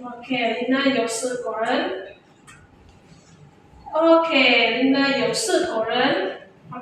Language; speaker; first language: Chinese; non-native, fluent; Indonesian